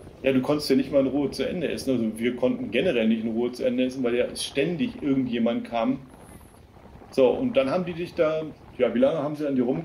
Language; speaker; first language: German; native; German